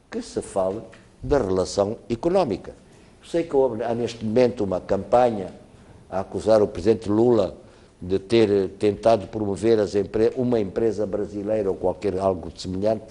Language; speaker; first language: Portuguese; native; Portuguese